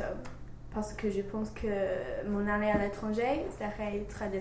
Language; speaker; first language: French; non-native, learner; English